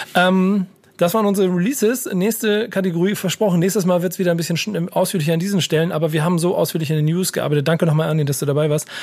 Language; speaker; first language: German; native; German